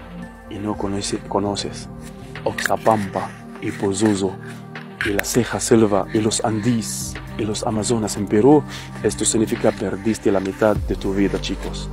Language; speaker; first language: Spanish; non-native, fluent; Arabic